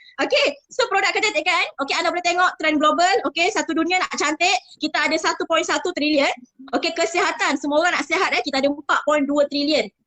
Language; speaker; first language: Malay; native; Malay